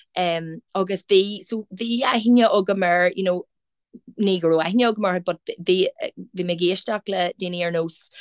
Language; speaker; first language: Irish; non-native, local second language; English